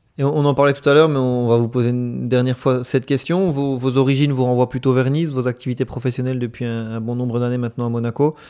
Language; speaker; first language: French; native; French